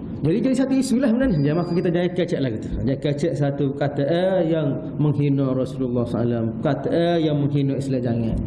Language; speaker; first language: Malay; native; Malay